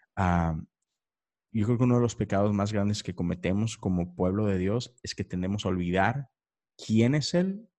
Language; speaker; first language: Spanish; native; Spanish